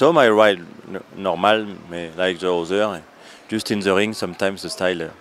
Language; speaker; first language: English; non-native, learner; French